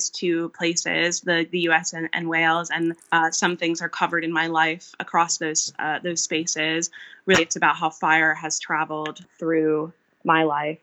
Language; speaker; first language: English; native; English